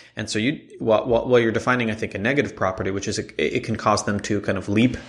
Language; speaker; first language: English; non-native, fluent; Hebrew